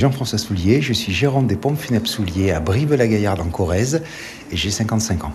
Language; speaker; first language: French; native; French